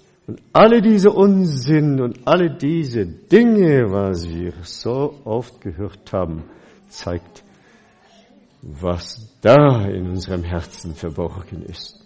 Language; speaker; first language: German; non-native, fluent; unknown